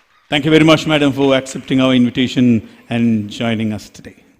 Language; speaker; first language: English; non-native, local second language; Tamil